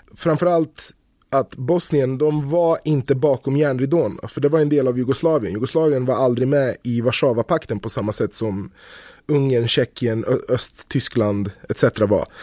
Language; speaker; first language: Swedish; early bilingual, other home language; Bosnian